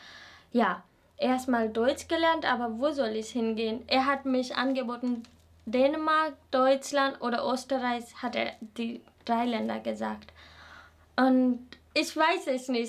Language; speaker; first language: German; non-native, fluent; Nepali